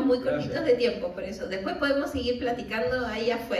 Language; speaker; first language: Spanish; native; Spanish